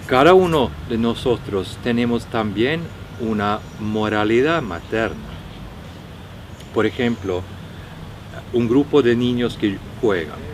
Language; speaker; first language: Spanish; non-native, fluent; Norwegian